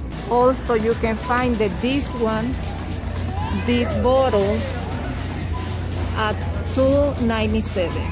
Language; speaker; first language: English; non-native, learner; Spanish